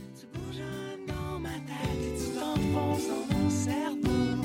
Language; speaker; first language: French; native; French